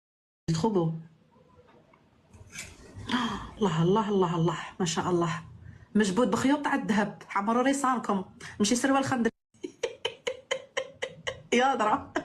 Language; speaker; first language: Arabic; native; Arabic